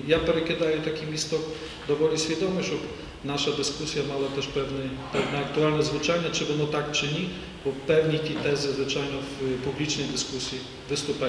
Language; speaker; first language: Ukrainian; native; Ukrainian